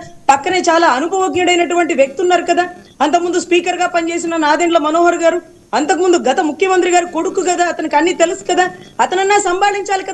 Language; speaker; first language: Telugu; native; Telugu